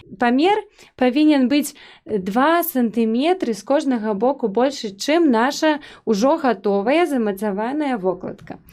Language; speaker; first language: Belarusian; native; Belarusian